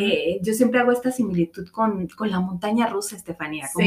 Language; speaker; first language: Spanish; native; Spanish